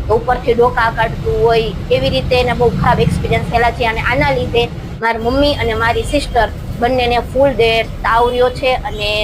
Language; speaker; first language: Gujarati; native; Gujarati